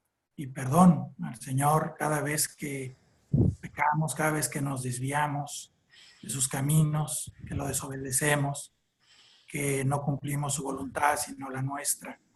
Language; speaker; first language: Spanish; native; Spanish